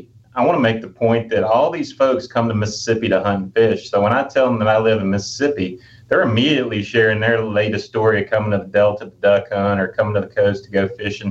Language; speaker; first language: English; native; English